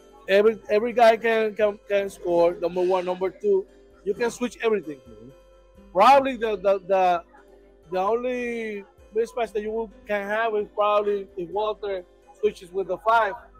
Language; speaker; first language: English; non-native, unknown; Spanish